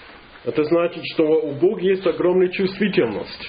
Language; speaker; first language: Russian; non-native, fluent; English